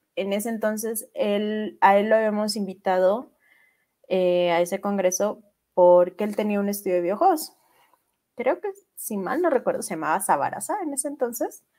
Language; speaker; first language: Spanish; native; Spanish